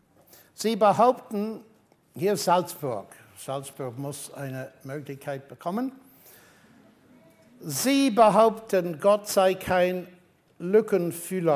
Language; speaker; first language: German; non-native, fluent; English